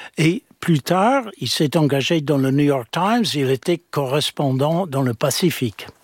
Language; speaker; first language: French; non-native, fluent; English